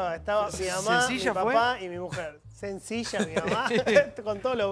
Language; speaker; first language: Spanish; native; Spanish